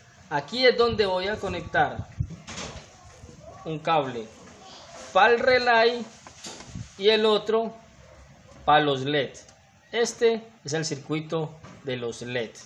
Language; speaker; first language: Spanish; native; Spanish